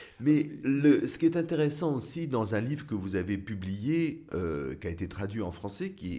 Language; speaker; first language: French; native; French